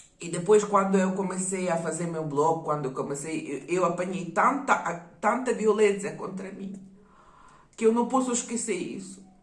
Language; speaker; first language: Portuguese; non-native, fluent; Russian